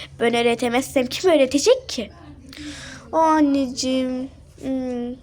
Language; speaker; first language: Turkish; early bilingual, other home language; Arabic